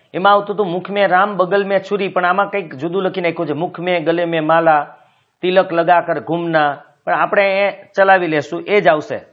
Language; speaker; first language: Hindi; non-native, local second language; Gujarati